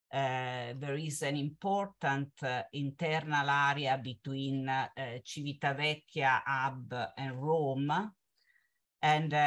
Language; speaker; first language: English; non-native, fluent; Italian